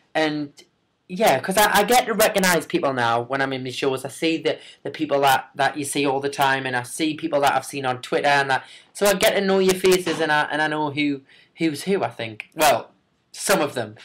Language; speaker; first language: English; native; English